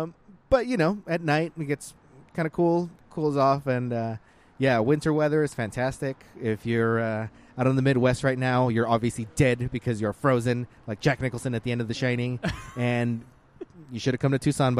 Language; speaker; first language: English; early bilingual, other home language; Spanish